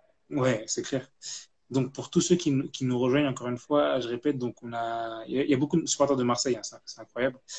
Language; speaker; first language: French; native; French